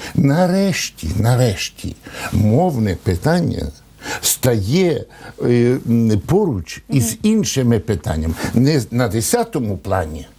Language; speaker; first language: Ukrainian; native; Ukrainian